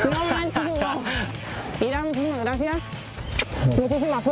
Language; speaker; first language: Spanish; native; Spanish